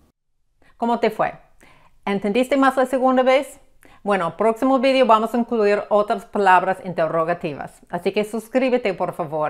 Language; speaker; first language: Spanish; non-native, fluent; English